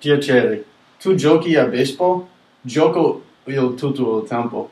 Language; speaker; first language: Italian; non-native, learner; English